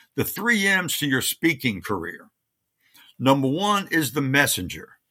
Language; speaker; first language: English; native; English